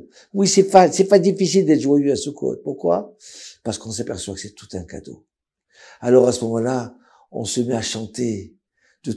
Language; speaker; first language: French; native; French